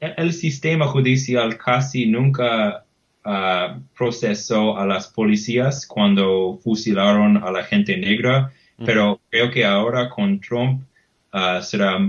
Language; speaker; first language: Spanish; non-native, fluent; English